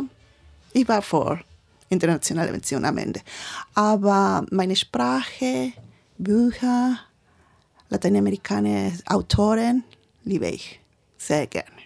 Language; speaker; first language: German; non-native, learner; Spanish